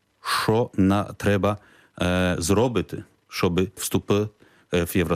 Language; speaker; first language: Ukrainian; non-native, fluent; Polish